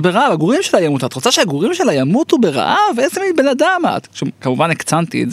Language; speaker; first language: Hebrew; native; Hebrew